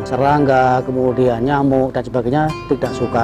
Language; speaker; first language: Indonesian; native; Indonesian